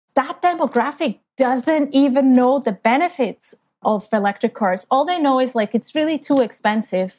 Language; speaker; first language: English; non-native, fluent; German